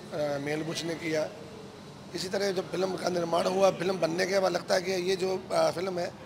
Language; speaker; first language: Hindi; native; Hindi